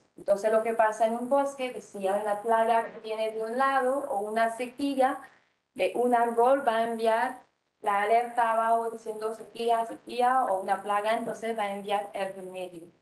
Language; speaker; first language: Spanish; non-native, fluent; French